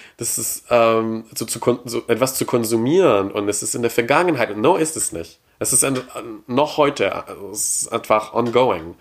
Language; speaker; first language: German; non-native, fluent; French